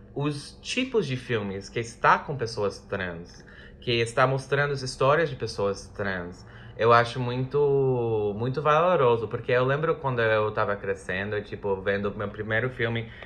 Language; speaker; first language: Portuguese; non-native, fluent; English